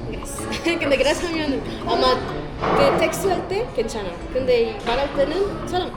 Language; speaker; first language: Korean; non-native, fluent; Spanish